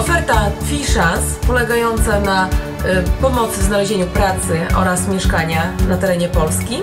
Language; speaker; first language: Polish; non-native, fluent; Ukrainian